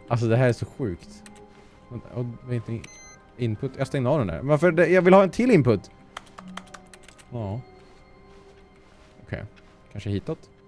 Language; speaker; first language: Swedish; native; Swedish